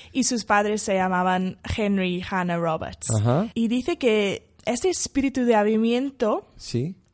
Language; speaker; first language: Spanish; non-native, fluent; English